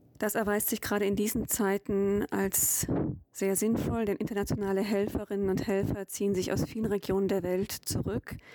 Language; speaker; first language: German; native; German